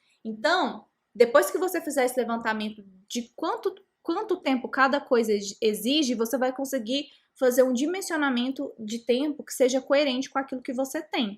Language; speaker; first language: Portuguese; native; Portuguese